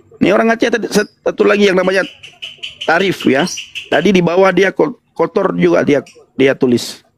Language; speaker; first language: Indonesian; non-native, local second language; Achinese